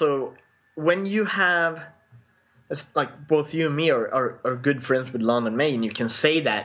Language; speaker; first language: English; non-native, fluent; Swedish